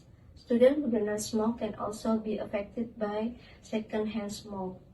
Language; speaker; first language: English; non-native, learner; Indonesian